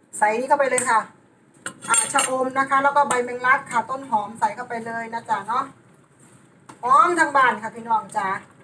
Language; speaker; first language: Thai; native; Thai